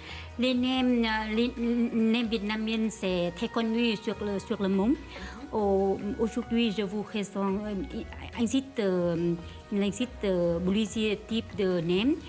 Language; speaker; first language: French; non-native, learner; Vietnamese